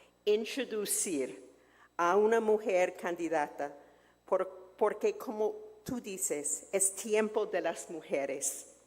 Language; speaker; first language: Spanish; non-native, fluent; English